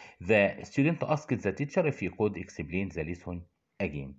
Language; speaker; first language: English; non-native, fluent; Arabic